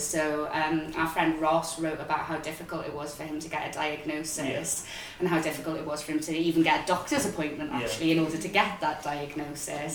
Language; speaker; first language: English; native; English